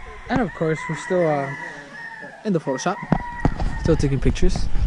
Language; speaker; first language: English; early bilingual, other home language; Spanish